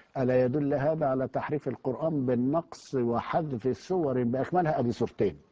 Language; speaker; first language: Arabic; native; Arabic